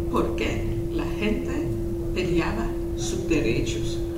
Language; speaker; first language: Spanish; non-native, local second language; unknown